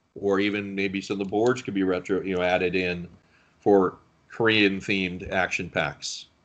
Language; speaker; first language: English; native; English